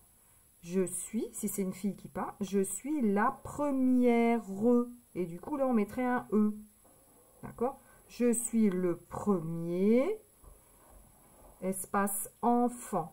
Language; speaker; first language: French; native; French